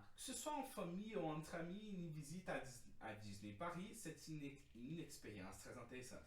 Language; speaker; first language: French; non-native, fluent; Portuguese